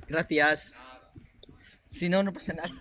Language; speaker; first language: Spanish; non-native, learner; Filipino